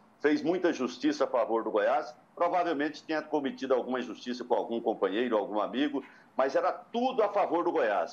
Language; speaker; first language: Portuguese; native; Portuguese